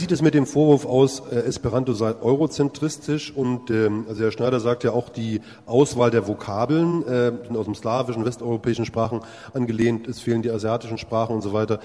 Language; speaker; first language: German; native; German